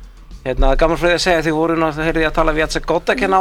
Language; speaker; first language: Icelandic; early bilingual, other home language; Polish